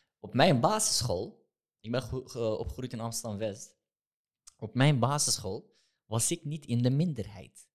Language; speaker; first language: Dutch; early bilingual, other home language; Turkish